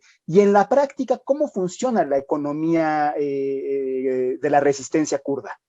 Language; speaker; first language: Spanish; native; Spanish